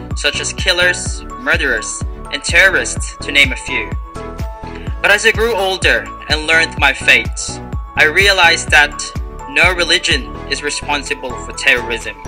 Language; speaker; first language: English; non-native, local second language; Filipino